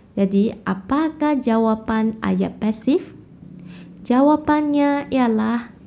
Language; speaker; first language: Malay; non-native, local second language; Chinese